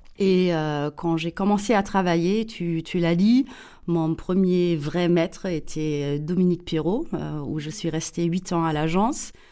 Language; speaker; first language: French; non-native, fluent; German